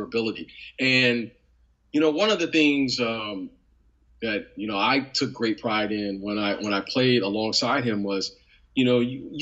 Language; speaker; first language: English; native; English